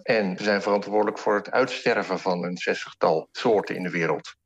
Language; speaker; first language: Dutch; native; Dutch